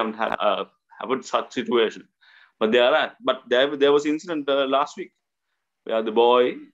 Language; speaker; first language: English; non-native, local second language; Sinhala